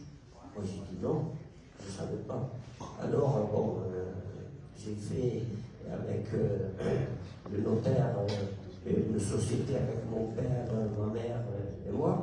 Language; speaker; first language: French; non-native, local second language; Italian